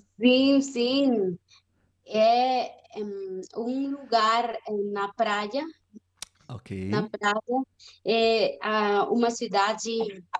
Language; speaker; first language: Portuguese; non-native, learner; Spanish